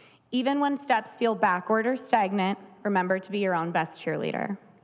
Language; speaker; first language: English; native; English